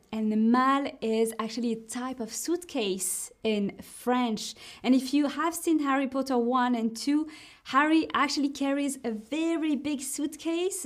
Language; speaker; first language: English; non-native, fluent; French